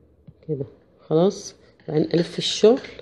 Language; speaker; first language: Arabic; native; Arabic